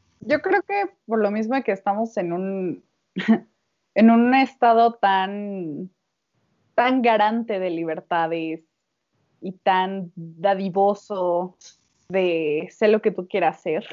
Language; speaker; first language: Spanish; native; Spanish